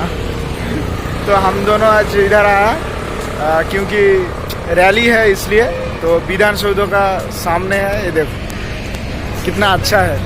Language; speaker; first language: Hindi; non-native, local second language; Bangla